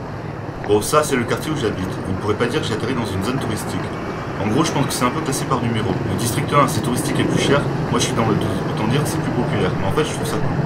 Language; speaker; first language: French; native; French